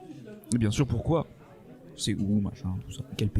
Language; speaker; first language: French; native; French